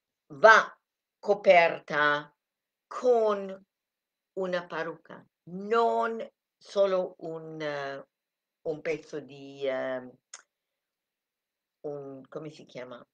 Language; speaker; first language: Italian; non-native, fluent; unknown